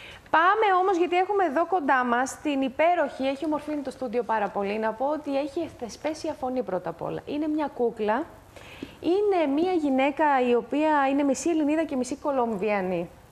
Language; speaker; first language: Greek; native; Greek